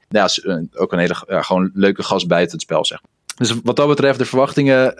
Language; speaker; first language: Dutch; early bilingual, other home language; Russian